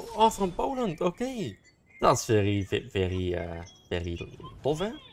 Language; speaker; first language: English; non-native, learner; Dutch